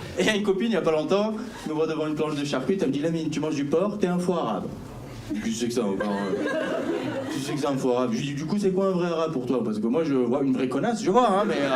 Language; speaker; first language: French; early bilingual, other home language; Arabic